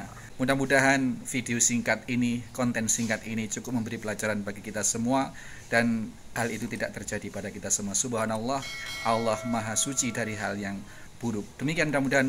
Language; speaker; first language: Indonesian; native; Indonesian